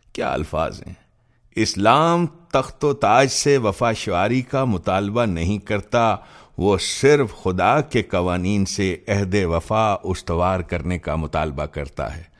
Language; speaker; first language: Urdu; native; Urdu